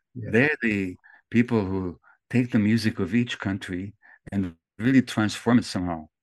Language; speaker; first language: English; early bilingual, other home language; Hungarian